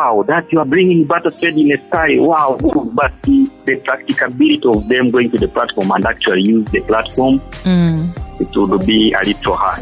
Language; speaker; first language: English; non-native, local second language; Kinyarwanda